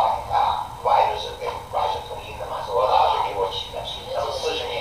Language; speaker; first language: Chinese; non-native, fluent; English